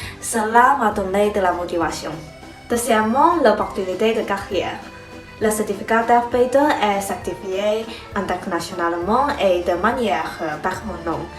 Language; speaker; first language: French; non-native, fluent; Chinese